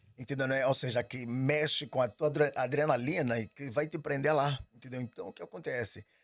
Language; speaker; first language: Portuguese; native; Portuguese